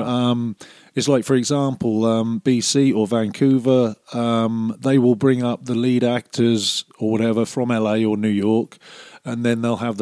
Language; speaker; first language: English; native; English